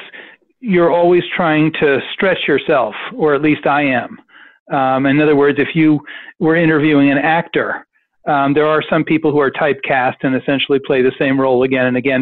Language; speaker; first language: English; native; English